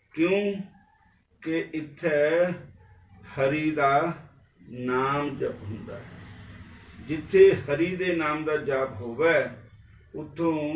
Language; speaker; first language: Hindi; non-native, local second language; Punjabi